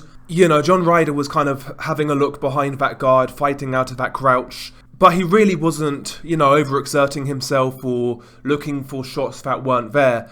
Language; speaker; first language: English; native; English